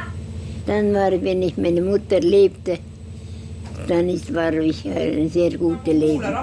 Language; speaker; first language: German; non-native, learner; Estonian